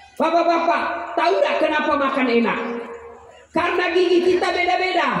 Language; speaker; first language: Indonesian; non-native, local second language; Buginese